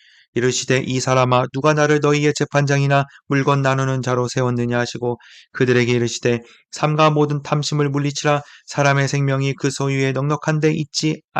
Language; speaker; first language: Korean; native; Korean